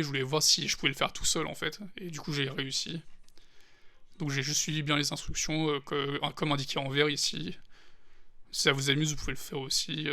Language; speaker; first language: French; native; French